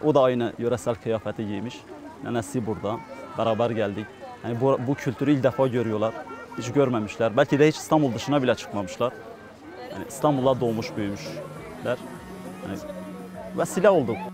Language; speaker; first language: Turkish; non-native, local second language; Kurdish